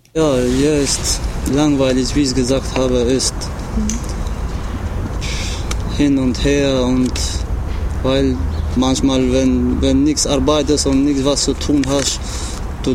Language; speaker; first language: German; non-native, learner; Albanian